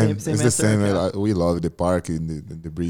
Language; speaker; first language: English; non-native, learner; Portuguese